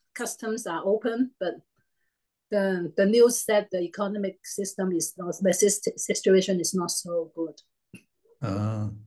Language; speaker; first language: English; non-native, learner; Cantonese